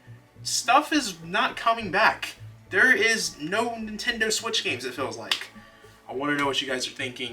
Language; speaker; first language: English; native; English